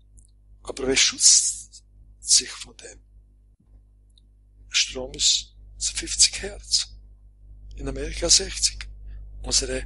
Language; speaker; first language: German; non-native, fluent; Croatian